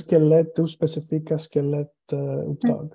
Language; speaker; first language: Swedish; non-native, fluent; Greek